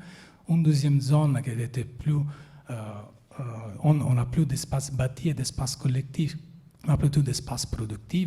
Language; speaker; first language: French; non-native, fluent; Italian